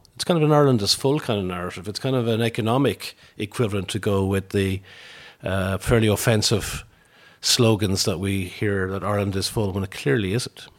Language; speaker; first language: English; native; English